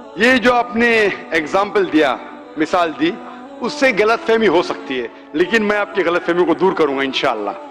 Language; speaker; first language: Hindi; non-native, local second language; Konkani